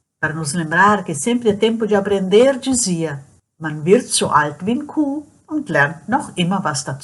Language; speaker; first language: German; early bilingual, heritage; German